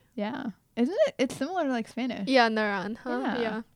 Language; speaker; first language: English; early bilingual, other home language; Telugu